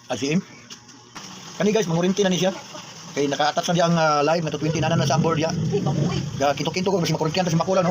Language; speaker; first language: Cebuano; native; Cebuano